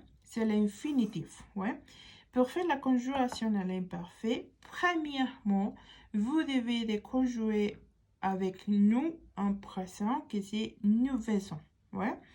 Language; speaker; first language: French; non-native, fluent; Spanish